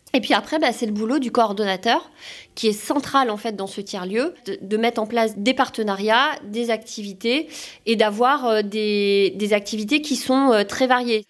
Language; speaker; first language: French; native; French